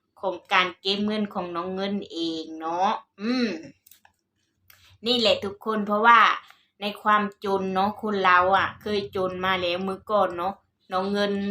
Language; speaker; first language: Thai; non-native, local second language; Northeastern Thai